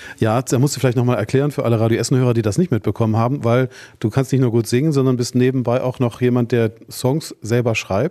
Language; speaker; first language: German; native; German